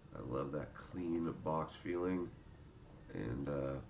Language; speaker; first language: English; native; English